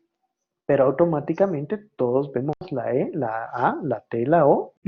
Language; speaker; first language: Spanish; native; Spanish